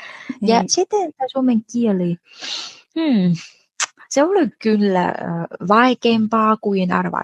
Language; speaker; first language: Finnish; non-native, fluent; Vietnamese